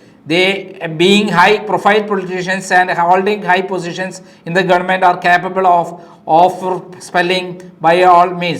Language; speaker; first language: English; non-native, local second language; Malayalam